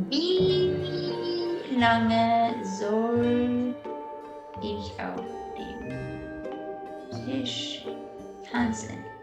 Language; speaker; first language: German; non-native, fluent; English